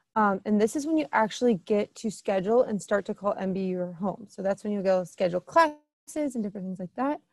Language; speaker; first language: English; native; English